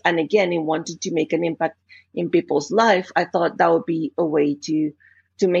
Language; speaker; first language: English; non-native, fluent; Spanish